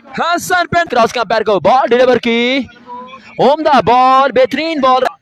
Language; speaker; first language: Urdu; non-native, local second language; Punjabi